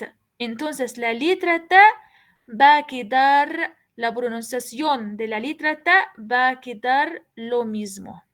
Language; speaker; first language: Spanish; non-native, fluent; Arabic